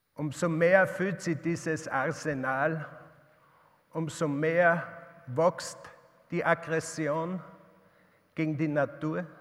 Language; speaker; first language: German; native; German